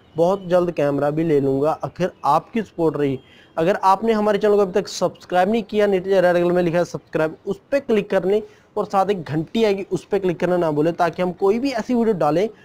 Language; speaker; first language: Hindi; non-native, local second language; Punjabi